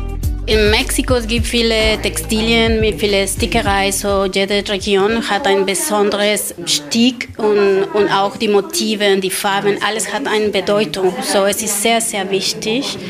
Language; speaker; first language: German; non-native, learner; Spanish